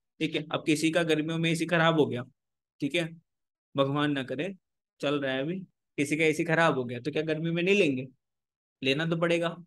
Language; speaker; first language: Hindi; native; Hindi